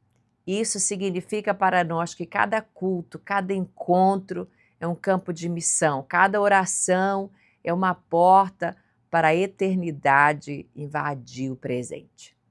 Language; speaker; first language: Portuguese; native; Portuguese